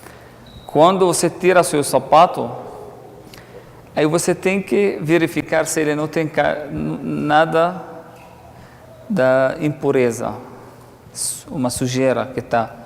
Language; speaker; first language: Portuguese; non-native, fluent; Arabic